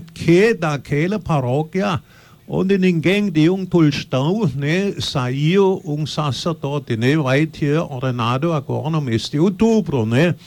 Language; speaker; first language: Portuguese; non-native, fluent; German